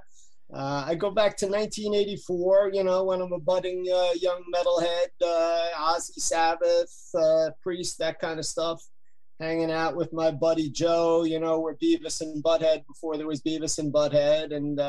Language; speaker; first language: English; native; English